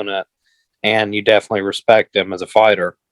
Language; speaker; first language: English; native; English